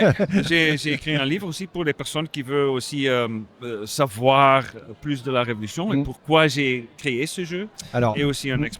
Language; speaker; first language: French; non-native, local second language; Dutch